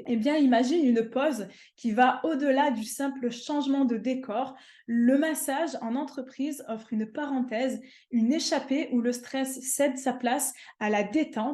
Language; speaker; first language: French; native; French